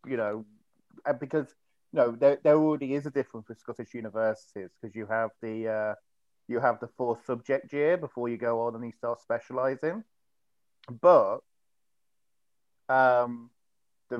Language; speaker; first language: English; native; English